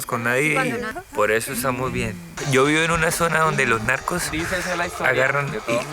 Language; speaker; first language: Spanish; native; Spanish